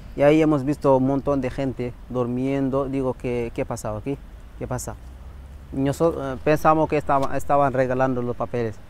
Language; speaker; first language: Spanish; non-native, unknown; Wolof